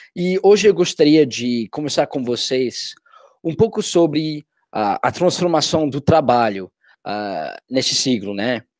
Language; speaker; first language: Portuguese; non-native, fluent; English